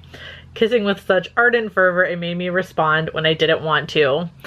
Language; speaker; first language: English; native; English